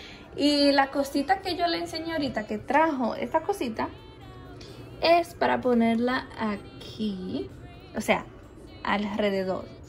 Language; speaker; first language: Spanish; early bilingual, heritage; Spanish